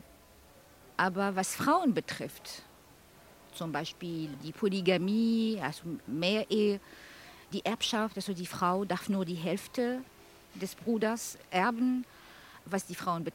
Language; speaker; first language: German; non-native, fluent; Arabic